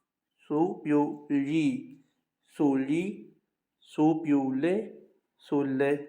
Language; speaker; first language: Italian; non-native, fluent; Urdu